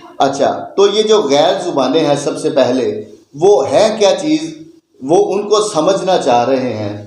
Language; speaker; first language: Urdu; non-native, local second language; Punjabi